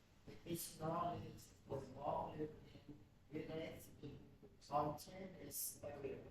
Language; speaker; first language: English; non-native, learner; Thai